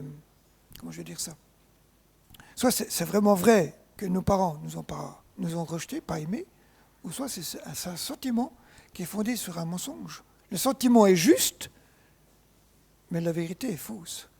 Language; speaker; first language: French; native; French